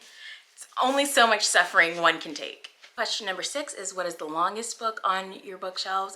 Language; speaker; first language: English; native; English